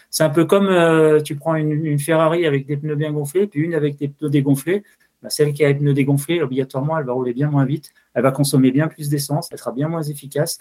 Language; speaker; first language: French; native; French